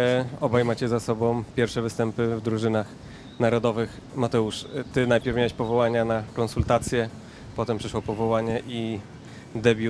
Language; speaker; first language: Polish; native; Polish